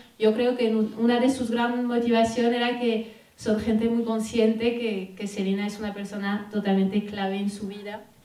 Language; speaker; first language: Spanish; non-native, fluent; French